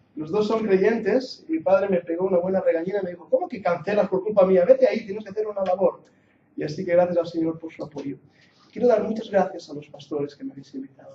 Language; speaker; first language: Spanish; non-native, fluent; English